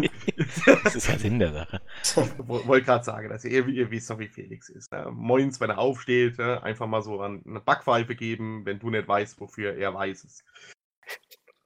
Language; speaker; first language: German; native; German